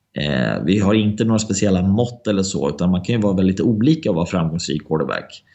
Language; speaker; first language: Swedish; native; Swedish